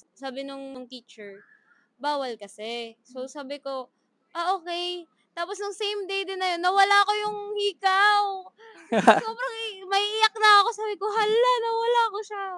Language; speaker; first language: Filipino; non-native, local second language; Bikol